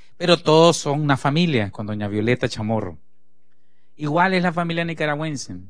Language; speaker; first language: Spanish; native; Spanish